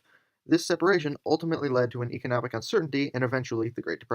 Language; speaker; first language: English; native; English